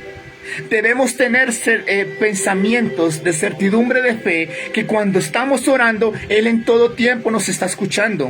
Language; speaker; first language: Spanish; native; Spanish